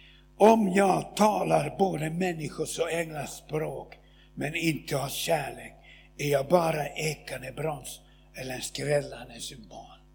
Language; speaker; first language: Swedish; non-native, fluent; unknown